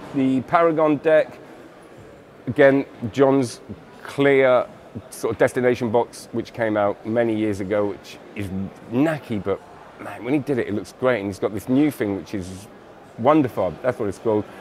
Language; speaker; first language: English; native; English